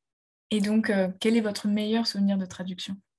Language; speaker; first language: French; native; French